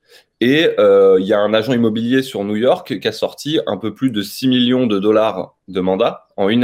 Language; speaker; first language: French; native; French